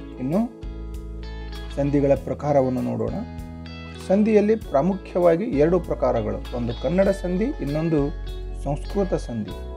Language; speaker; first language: Kannada; non-native, local second language; Urdu